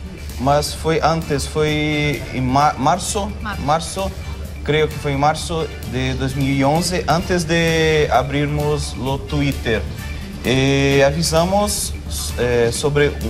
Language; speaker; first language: Spanish; non-native, local second language; Portuguese